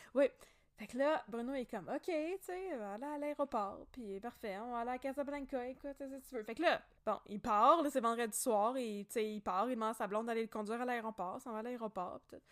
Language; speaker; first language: French; native; French